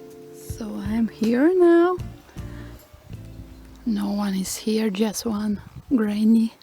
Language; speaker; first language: English; non-native, learner; Russian